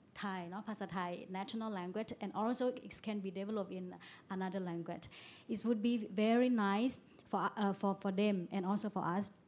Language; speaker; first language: English; non-native, learner; Thai